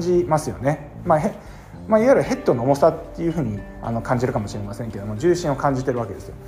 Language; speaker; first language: Japanese; native; Japanese